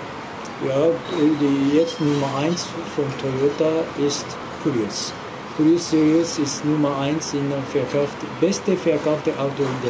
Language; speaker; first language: German; non-native, learner; Japanese